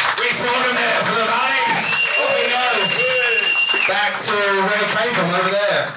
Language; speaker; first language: English; native; English